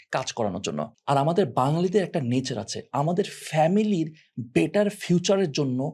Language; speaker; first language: Bangla; non-native, local second language; Sylheti